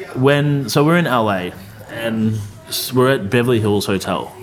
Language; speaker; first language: English; native; English